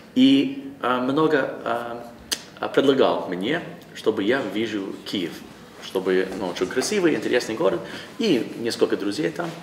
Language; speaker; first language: Russian; non-native, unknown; English